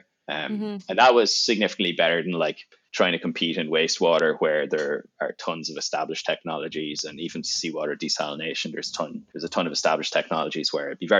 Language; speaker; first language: English; native; English